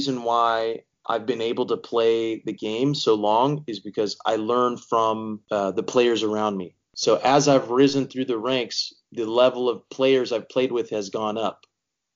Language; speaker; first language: English; native; English